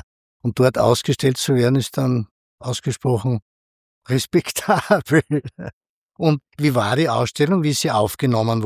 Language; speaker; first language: German; native; German